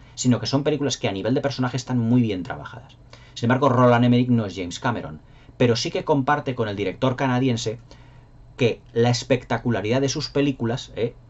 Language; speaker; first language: Spanish; native; Spanish